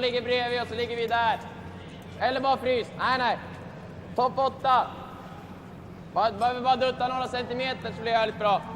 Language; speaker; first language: Swedish; native; Swedish